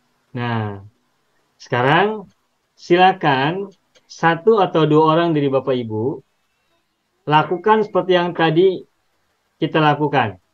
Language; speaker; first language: Indonesian; native; Indonesian